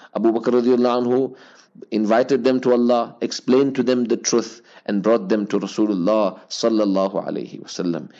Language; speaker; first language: English; native; English